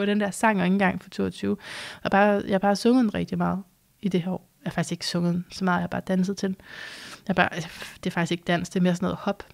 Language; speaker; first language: Danish; native; Danish